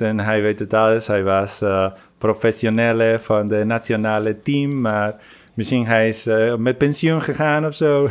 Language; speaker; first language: Dutch; non-native, fluent; Spanish